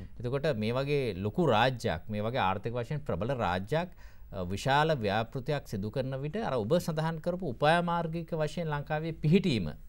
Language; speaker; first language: Sinhala; native; Sinhala